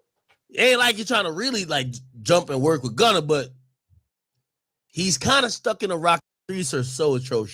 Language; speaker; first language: English; native; English